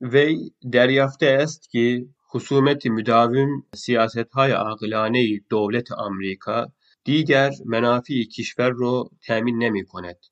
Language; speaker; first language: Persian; non-native, fluent; Turkish